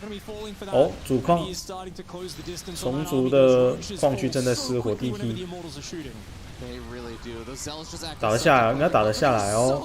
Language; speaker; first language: Chinese; native; Chinese